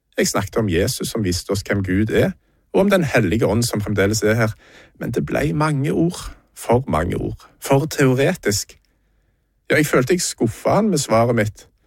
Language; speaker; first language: Norwegian; native; Norwegian